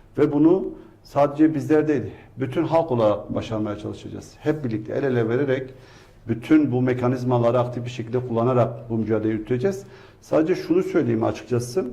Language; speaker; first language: Turkish; non-native, local second language; Kurdish